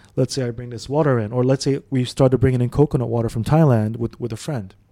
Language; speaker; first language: English; early bilingual, other home language; Arabic